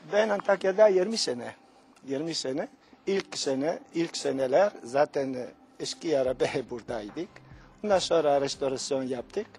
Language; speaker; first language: Turkish; non-native, learner; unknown